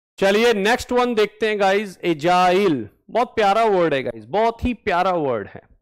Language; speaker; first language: Hindi; native; Hindi